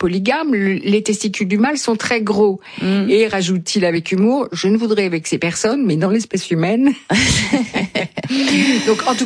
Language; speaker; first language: French; native; French